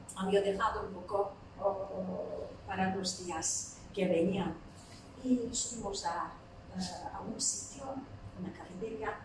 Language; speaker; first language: Spanish; non-native, fluent; Turkish